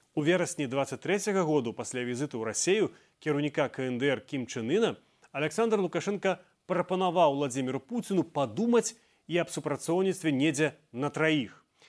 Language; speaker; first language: Belarusian; native; Belarusian